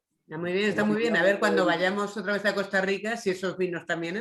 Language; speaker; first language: Spanish; native; Spanish